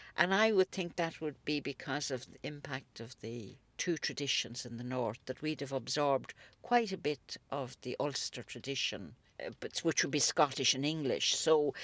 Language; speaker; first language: English; native; English